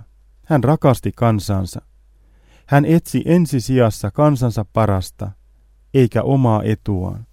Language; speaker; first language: Finnish; native; Finnish